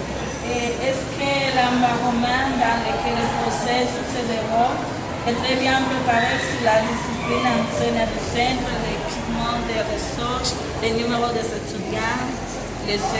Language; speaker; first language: French; non-native, learner; Spanish